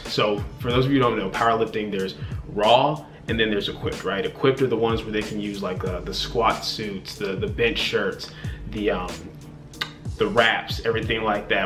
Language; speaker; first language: English; native; English